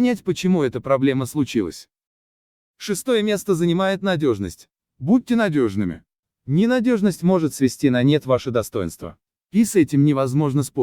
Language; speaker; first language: Russian; native; Russian